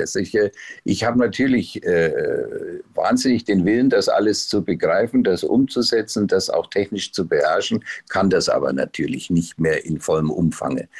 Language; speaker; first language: German; native; German